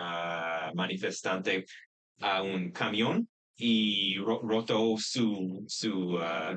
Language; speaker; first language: Spanish; non-native, fluent; English